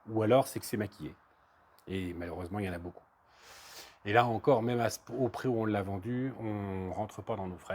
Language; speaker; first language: French; native; French